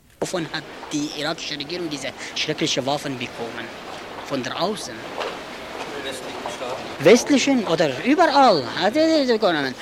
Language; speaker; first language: German; non-native, learner; Kurdish